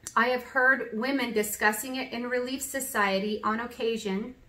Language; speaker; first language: English; native; English